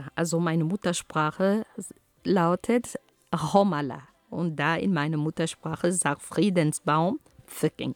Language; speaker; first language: German; non-native, fluent; Ghomala